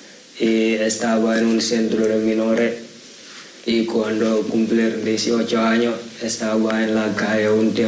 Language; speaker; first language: Spanish; non-native, learner; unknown